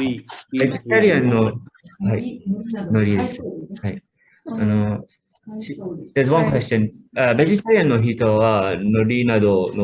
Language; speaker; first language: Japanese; non-native, fluent; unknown